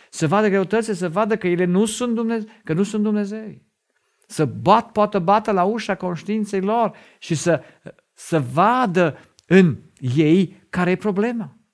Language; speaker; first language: Romanian; non-native, fluent; German